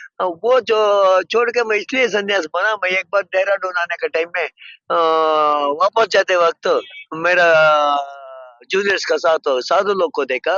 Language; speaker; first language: Hindi; non-native, local second language; Telugu